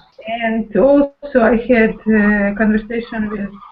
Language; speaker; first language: English; non-native, learner; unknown